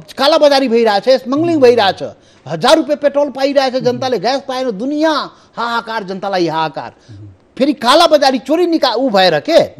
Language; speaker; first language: Nepali; non-native, local second language; Maithili